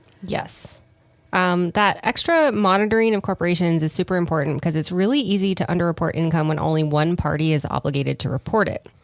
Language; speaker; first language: English; native; English